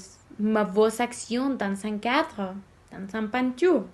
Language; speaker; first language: French; non-native, learner; Spanish